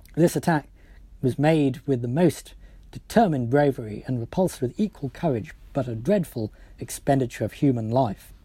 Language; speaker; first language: English; native; English